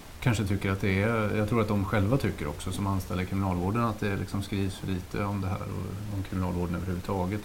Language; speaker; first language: Swedish; native; Swedish